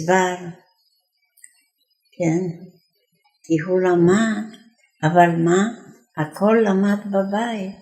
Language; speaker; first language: Hebrew; non-native, fluent; Yiddish